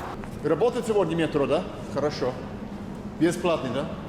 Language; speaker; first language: Russian; non-native, learner; English